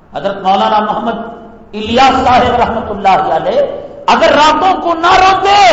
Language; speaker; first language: Urdu; native; Urdu